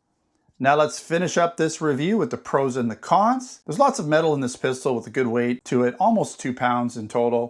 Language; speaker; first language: English; native; English